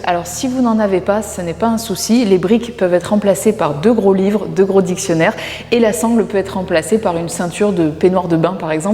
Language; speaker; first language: French; native; French